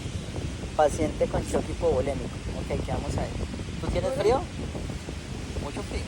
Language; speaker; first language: Spanish; native; Spanish